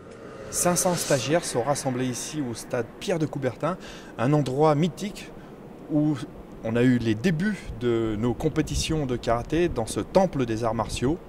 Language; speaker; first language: French; native; French